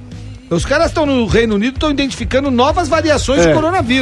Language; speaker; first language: Portuguese; native; Portuguese